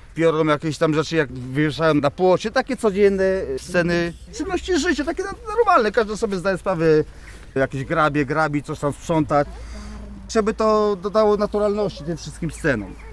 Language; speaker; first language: Polish; native; Polish